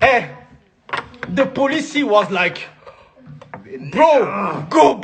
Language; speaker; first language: English; non-native, learner; French